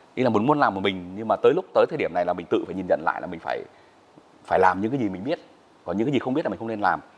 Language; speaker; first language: Vietnamese; native; Vietnamese